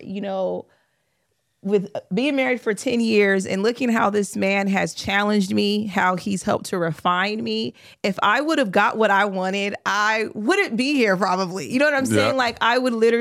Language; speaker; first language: English; native; English